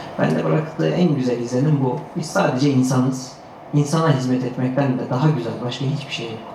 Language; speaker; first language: Turkish; native; Turkish